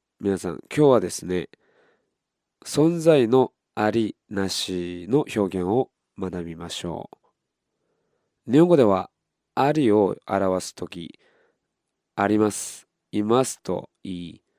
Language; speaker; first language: Japanese; non-native, fluent; Korean